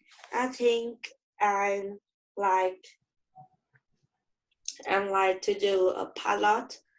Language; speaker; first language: English; non-native, learner; Vietnamese